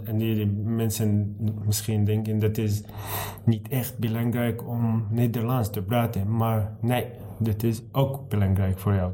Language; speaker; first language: Dutch; non-native, learner; Arabic